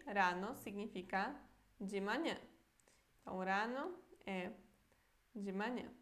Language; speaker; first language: Portuguese; non-native, fluent; Polish